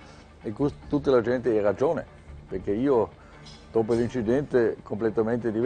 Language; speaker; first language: Italian; non-native, learner; German